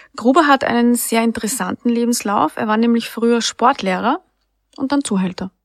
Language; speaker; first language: German; native; German